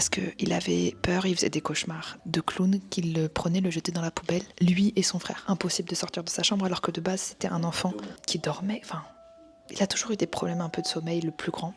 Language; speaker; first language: French; native; French